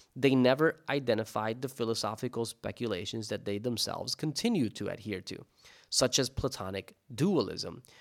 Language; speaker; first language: English; native; English